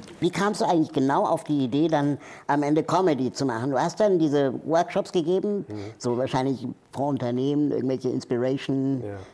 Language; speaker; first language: German; native; German